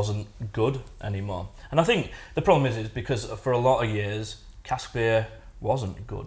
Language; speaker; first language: English; native; English